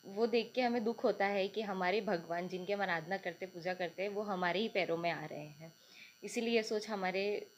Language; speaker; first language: Hindi; native; Hindi